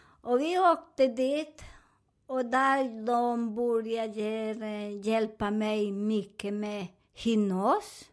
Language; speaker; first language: Swedish; non-native, learner; Spanish